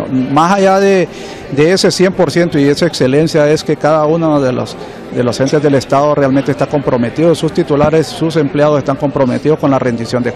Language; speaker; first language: Spanish; native; Spanish